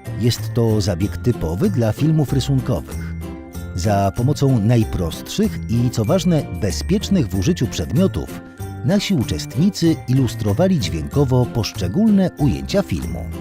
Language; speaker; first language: Polish; native; Polish